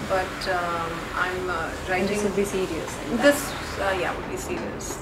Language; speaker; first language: English; non-native, local second language; Hindi